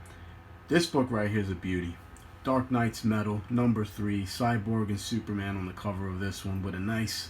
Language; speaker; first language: English; native; English